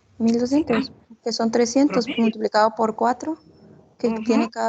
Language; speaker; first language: Spanish; native; Spanish